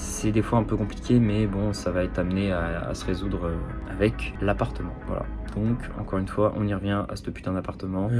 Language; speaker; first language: French; native; French